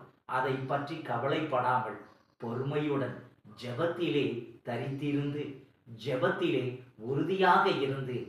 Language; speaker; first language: Tamil; native; Tamil